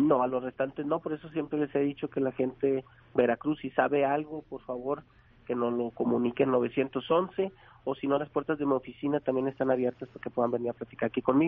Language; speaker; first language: Spanish; native; Spanish